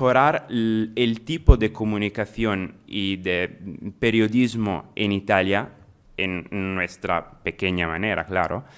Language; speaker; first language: Spanish; non-native, fluent; Italian